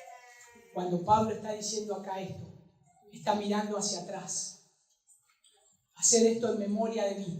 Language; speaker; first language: Spanish; native; Spanish